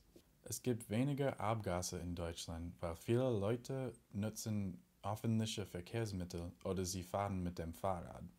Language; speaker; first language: German; non-native, learner; English